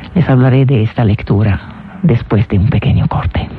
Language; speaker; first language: Spanish; non-native, fluent; Arabic